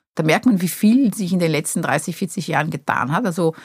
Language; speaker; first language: German; non-native, fluent; Portuguese